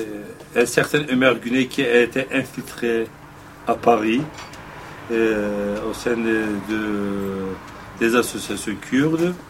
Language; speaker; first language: French; non-native, fluent; Kurdish